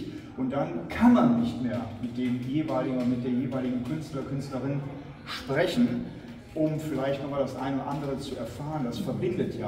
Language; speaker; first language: German; native; German